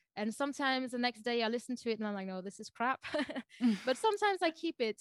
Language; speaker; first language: English; non-native, fluent; French